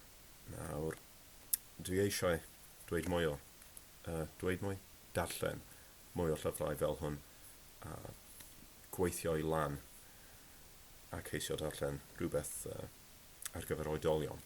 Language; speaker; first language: Welsh; non-native, learner; English